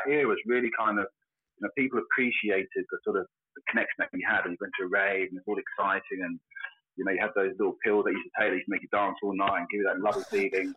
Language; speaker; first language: English; native; English